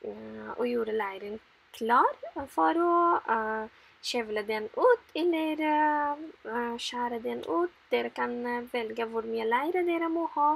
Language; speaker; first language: Norwegian; non-native, fluent; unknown